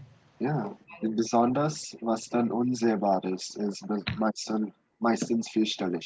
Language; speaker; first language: German; non-native, learner; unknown